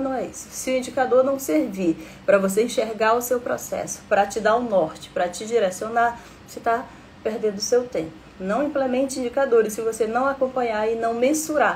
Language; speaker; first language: Portuguese; native; Portuguese